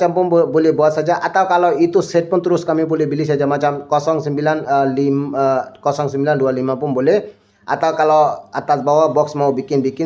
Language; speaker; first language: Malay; non-native, local second language; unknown